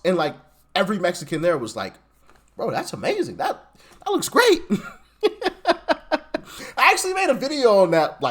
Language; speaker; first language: English; native; English